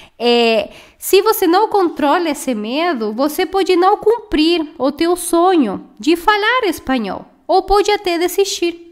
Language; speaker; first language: Portuguese; non-native, fluent; Spanish